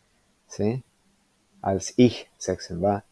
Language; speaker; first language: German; non-native, fluent; Spanish